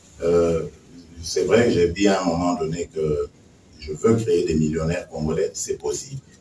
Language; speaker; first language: French; non-native, local second language; Luba-Lulua